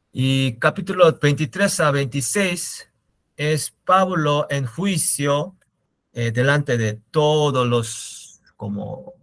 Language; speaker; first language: Spanish; non-native, learner; Korean